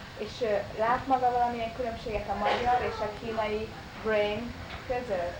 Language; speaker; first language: Hungarian; native; Hungarian